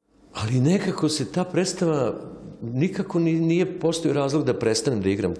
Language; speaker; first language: Serbian; native; Serbian